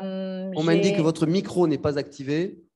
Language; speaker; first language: French; native; French